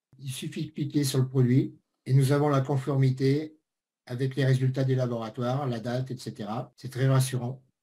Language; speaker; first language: French; native; French